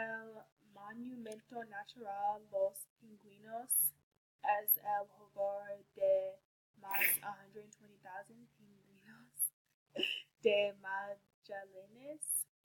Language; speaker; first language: Spanish; non-native, learner; English